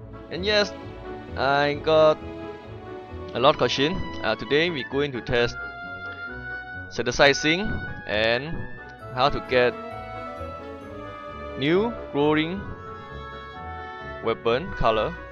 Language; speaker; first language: English; non-native, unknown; Thai